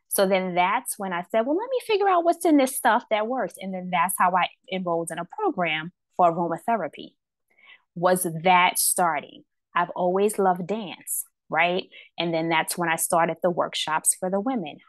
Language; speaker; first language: English; native; English